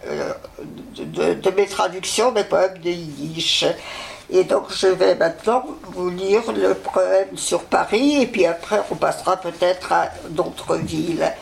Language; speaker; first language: French; early bilingual, other home language; Yiddish